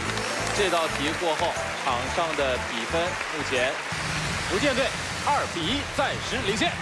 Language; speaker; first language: Chinese; native; Chinese